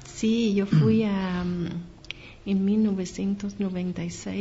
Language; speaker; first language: Spanish; non-native, learner; Vietnamese